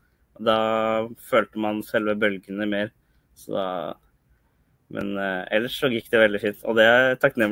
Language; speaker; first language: Norwegian; early bilingual, other home language; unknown